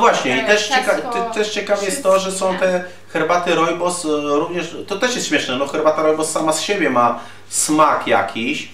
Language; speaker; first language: Polish; native; Polish